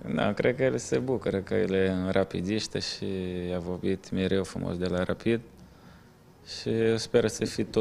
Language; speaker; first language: Romanian; non-native, learner; Portuguese